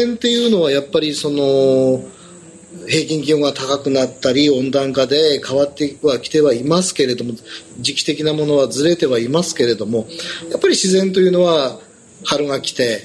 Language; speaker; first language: Japanese; native; Japanese